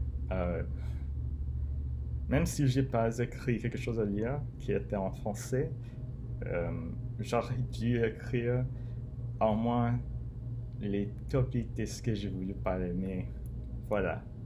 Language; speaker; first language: French; non-native, learner; English